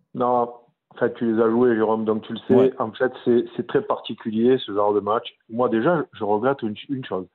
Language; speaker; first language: French; native; French